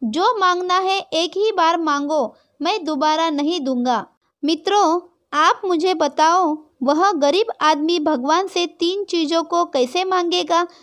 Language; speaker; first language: Hindi; non-native, local second language; Marathi